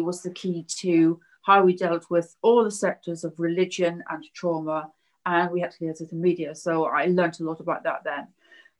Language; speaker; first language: English; native; English